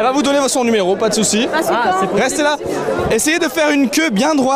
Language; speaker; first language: French; native; French